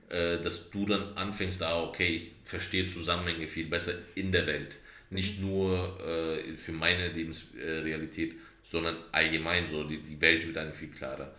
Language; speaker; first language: German; early bilingual, other home language; Turkish